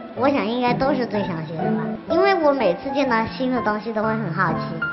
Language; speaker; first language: Chinese; native; Chinese